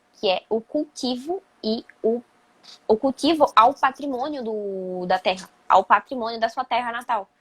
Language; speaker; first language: Portuguese; native; Portuguese